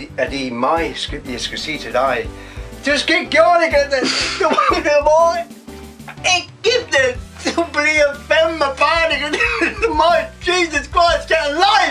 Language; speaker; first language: Danish; non-native, learner; Polish